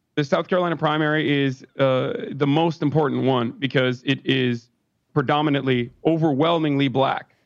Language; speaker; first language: English; non-native, fluent; Turkish